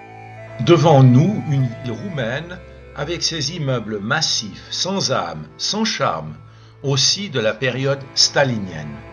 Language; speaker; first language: French; native; French